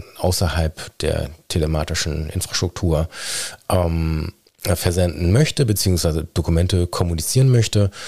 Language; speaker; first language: German; native; German